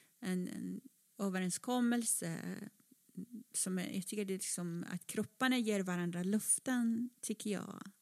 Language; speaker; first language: Swedish; non-native, fluent; Persian